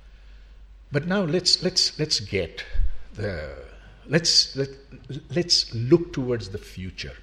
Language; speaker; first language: English; non-native, local second language; Urdu